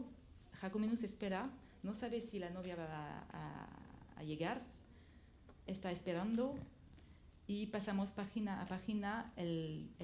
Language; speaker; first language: Spanish; non-native, learner; French